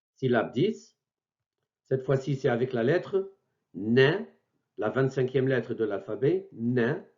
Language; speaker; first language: French; non-native, local second language; Arabic